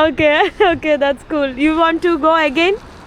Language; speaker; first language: English; non-native, learner; Malayalam